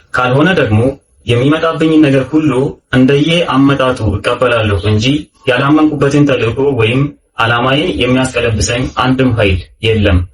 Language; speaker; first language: Amharic; native; Amharic